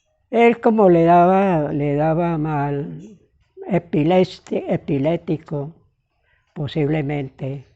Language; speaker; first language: Spanish; native; Spanish